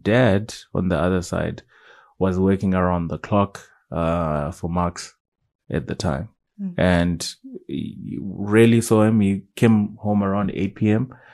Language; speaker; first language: English; non-native, local second language; Shona